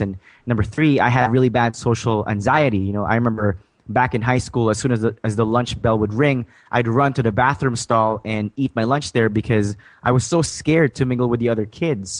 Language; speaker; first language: English; non-native, fluent; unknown